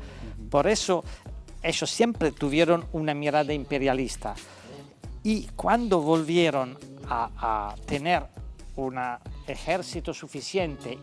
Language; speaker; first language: Spanish; non-native, fluent; Italian